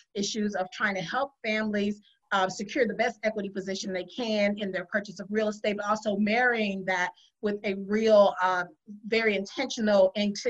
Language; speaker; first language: English; native; English